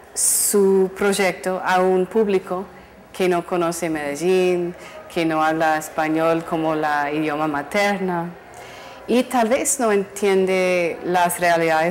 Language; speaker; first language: Spanish; non-native, fluent; English